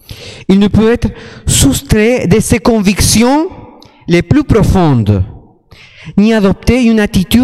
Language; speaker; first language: French; non-native, fluent; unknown